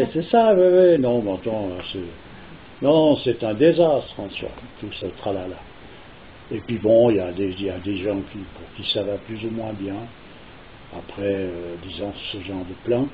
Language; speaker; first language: French; native; French